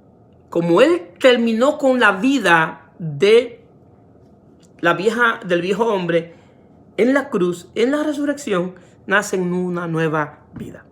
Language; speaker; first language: Spanish; native; Spanish